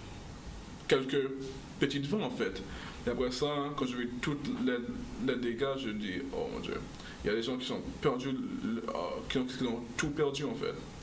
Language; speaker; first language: French; non-native, local second language; English